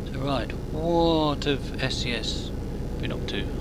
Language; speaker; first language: English; native; English